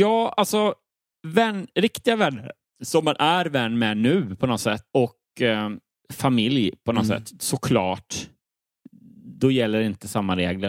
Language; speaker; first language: Swedish; native; Swedish